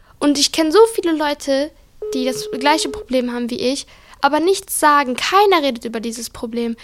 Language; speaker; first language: German; early bilingual, other home language; Arabic